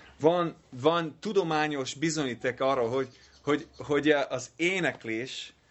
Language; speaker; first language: Hungarian; non-native, learner; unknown